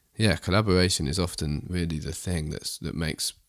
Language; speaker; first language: English; native; English